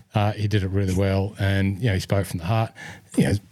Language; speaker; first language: English; native; English